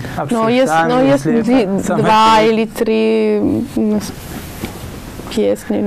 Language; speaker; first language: Russian; non-native, learner; Italian